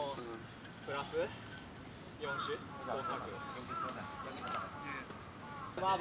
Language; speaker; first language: Japanese; native; Japanese